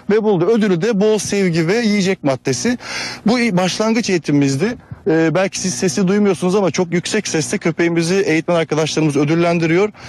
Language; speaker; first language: Turkish; native; Turkish